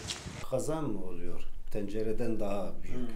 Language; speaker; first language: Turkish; non-native, local second language; Turoyo